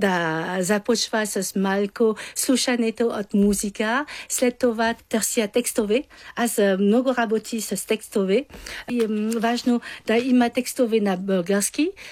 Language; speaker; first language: Bulgarian; non-native, learner; French